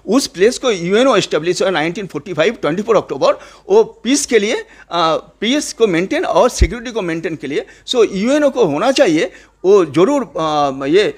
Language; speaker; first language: Hindi; non-native, local second language; Bangla